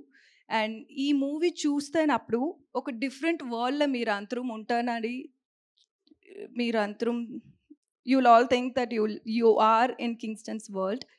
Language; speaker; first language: Telugu; non-native, learner; Tamil